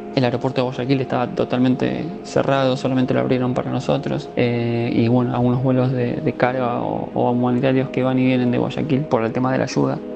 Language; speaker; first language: Spanish; native; Spanish